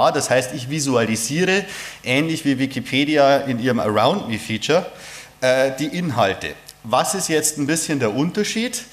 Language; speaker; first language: German; native; German